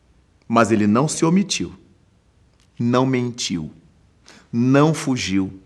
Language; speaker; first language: Portuguese; native; Portuguese